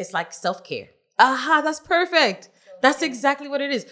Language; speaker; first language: English; non-native, local second language; Hausa